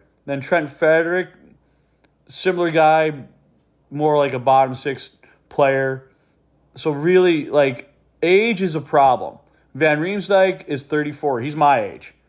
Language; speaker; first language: English; native; English